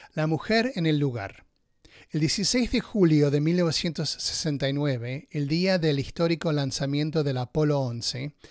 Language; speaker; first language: Spanish; native; Spanish